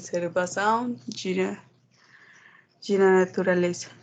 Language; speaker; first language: Portuguese; non-native, learner; Spanish